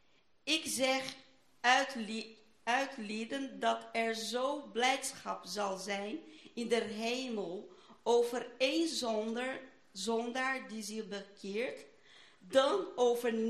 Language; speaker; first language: Dutch; non-native, fluent; Portuguese